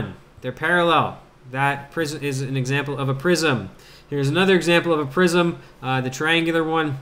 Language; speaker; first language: English; native; English